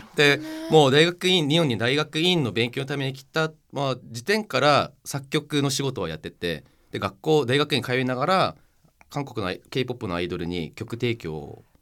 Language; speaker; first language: Japanese; non-native, fluent; Korean